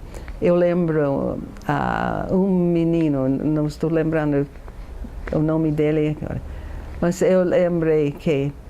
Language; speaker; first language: Portuguese; non-native, fluent; English